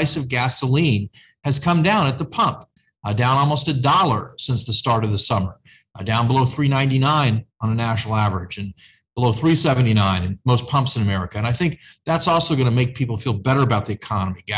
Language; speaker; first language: English; native; English